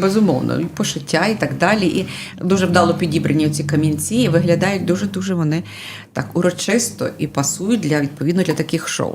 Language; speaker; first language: Ukrainian; native; Ukrainian